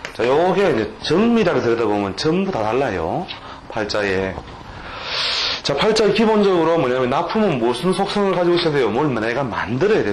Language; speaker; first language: Korean; native; Korean